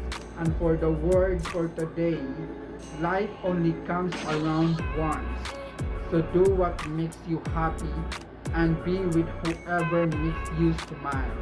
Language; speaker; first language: English; non-native, local second language; Filipino